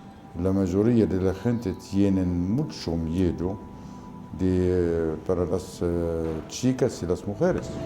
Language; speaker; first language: Portuguese; non-native, learner; Arabic